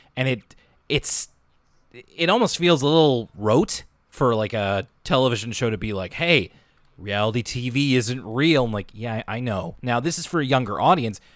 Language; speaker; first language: English; native; English